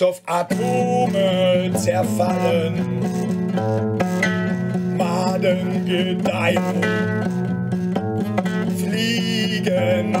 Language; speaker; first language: German; native; German